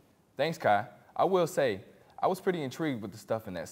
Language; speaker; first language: English; native; English